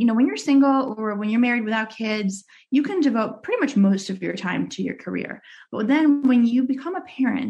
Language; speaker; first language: English; early bilingual, other home language; Russian